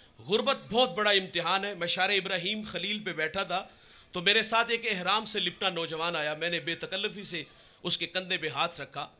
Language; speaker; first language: Urdu; non-native, local second language; Punjabi